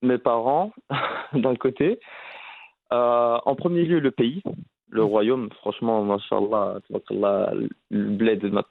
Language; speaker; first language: French; early bilingual, other home language; Arabic